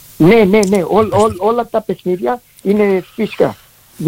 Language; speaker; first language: Greek; early bilingual, heritage; Greek